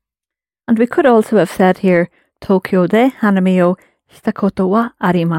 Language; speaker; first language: Japanese; non-native, fluent; English